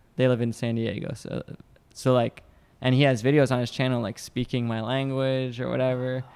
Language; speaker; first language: English; native; English